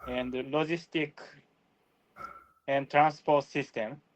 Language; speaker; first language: English; non-native, learner; Japanese